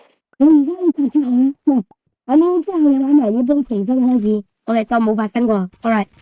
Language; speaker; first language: Cantonese; native; Cantonese